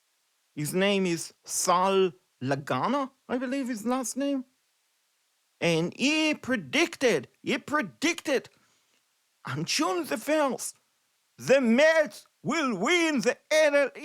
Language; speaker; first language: English; non-native, fluent; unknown